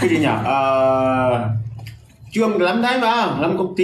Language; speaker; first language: Vietnamese; non-native, fluent; Portuguese